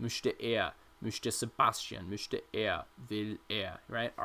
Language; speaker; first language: German; non-native, fluent; English